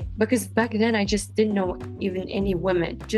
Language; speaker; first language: English; non-native, fluent; Kyrgyz